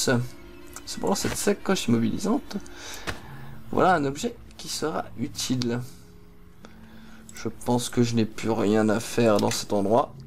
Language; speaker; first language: French; native; French